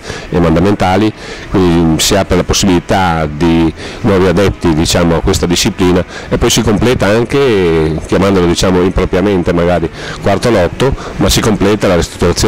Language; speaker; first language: Italian; native; Italian